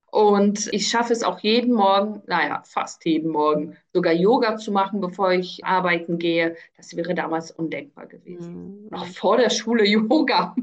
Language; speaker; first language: German; early bilingual, other home language; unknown